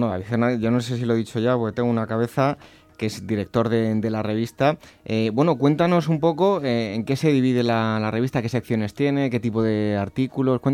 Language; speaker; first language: Spanish; native; Spanish